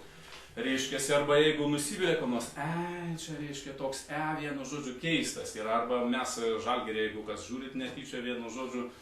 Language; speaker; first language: Lithuanian; native; Lithuanian